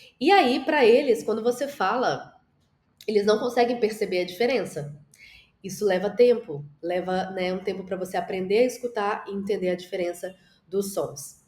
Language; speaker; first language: Portuguese; native; Portuguese